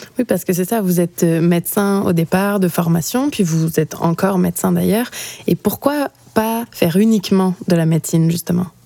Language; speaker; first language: French; native; French